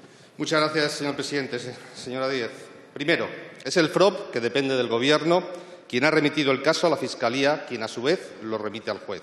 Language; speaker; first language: Spanish; native; Spanish